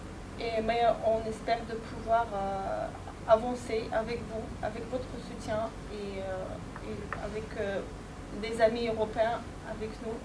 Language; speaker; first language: French; non-native, fluent; Ukrainian